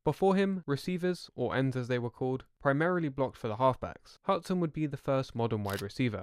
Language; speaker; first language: English; native; English